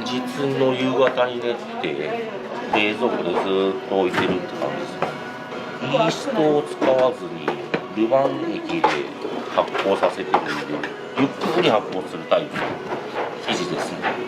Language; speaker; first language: Japanese; native; Japanese